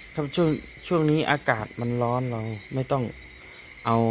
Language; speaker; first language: Thai; native; Thai